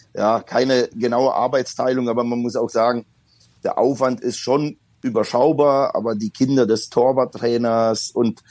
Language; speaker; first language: German; early bilingual, other home language; Polish